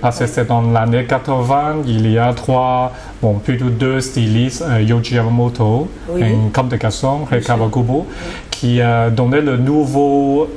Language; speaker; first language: French; non-native, learner; Cantonese